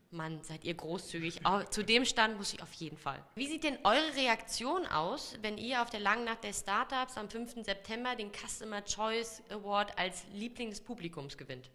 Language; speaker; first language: German; native; German